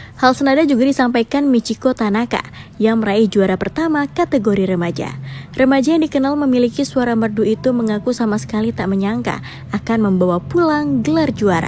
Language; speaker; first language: Indonesian; native; Indonesian